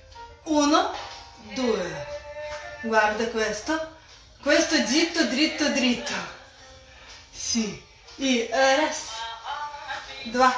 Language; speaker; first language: Italian; non-native, learner; Russian